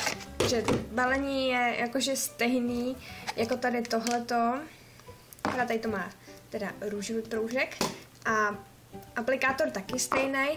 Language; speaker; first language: Czech; native; Czech